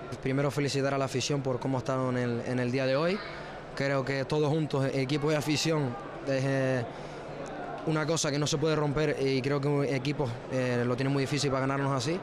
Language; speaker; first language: Spanish; native; Spanish